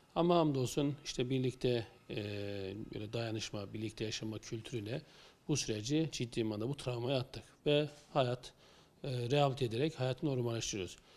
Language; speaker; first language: Turkish; native; Turkish